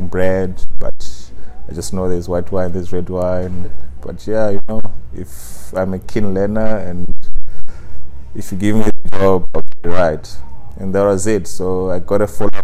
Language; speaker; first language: English; non-native, local second language; Shona